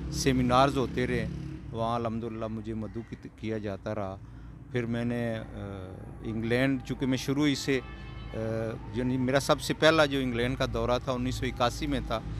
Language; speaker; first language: Urdu; non-native, local second language; Pahari-Potwari